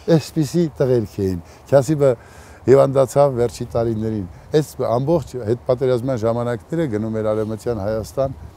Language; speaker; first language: Armenian; native; Armenian